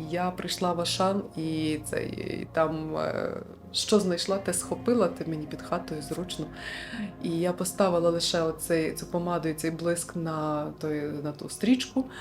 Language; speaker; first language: Ukrainian; non-native, local second language; Russian